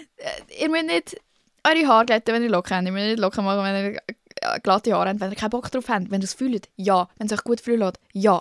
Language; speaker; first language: German; native; German